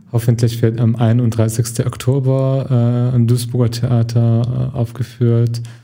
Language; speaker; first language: German; non-native, fluent; Arabic